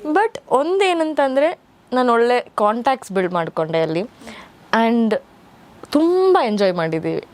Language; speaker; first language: Kannada; non-native, local second language; Malayalam